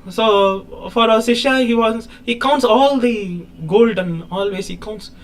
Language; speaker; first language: English; non-native, local second language; Tamil